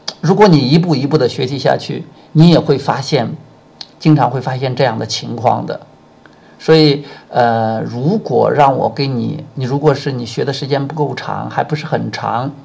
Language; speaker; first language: Chinese; native; Chinese